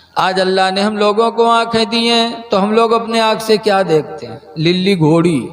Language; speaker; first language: Urdu; native; Urdu